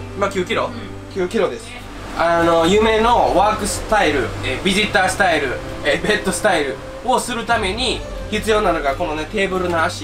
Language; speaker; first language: Japanese; native; Japanese